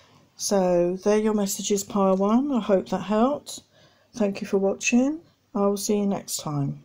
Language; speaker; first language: English; native; English